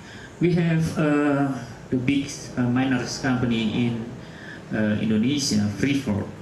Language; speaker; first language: English; non-native, local second language; Indonesian